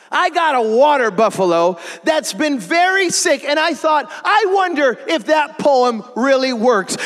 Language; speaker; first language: English; native; English